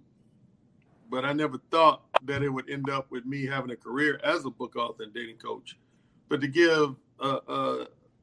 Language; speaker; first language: English; native; English